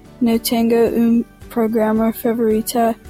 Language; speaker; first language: Spanish; non-native, learner; English